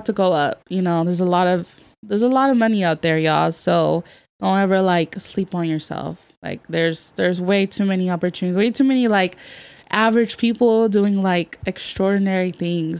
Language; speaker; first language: English; native; English